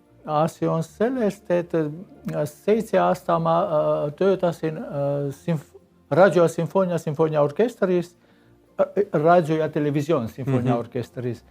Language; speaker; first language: Estonian; non-native, learner; Armenian